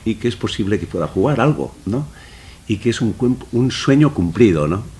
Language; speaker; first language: Spanish; non-native, local second language; Basque